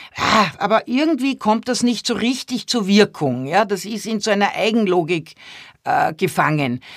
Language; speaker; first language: German; native; German